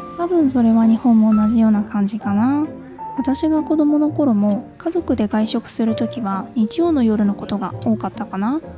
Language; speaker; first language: Japanese; native; Japanese